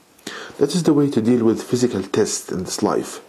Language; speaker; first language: English; non-native, fluent; Arabic